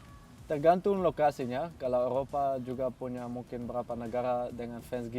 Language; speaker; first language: Indonesian; non-native, fluent; Dutch